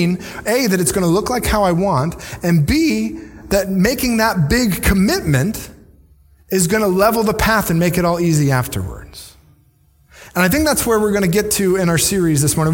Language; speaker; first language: English; native; English